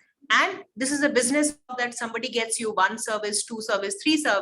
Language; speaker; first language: English; non-native, local second language; Hindi